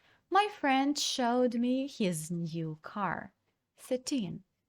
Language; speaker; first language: English; non-native, fluent; Ukrainian